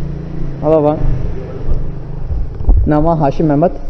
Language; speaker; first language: Indonesian; non-native, learner; Urdu